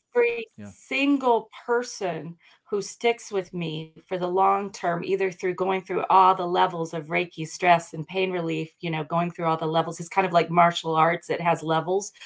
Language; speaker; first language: English; native; English